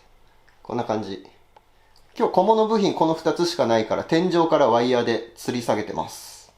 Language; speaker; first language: Japanese; native; Japanese